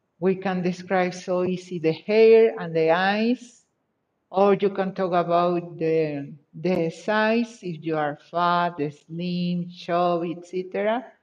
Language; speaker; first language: English; non-native, fluent; Spanish